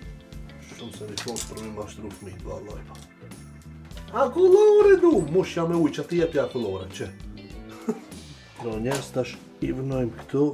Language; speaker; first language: Albanian; native; Albanian